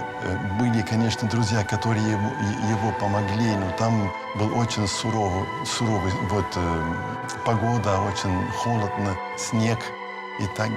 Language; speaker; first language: Russian; non-native, fluent; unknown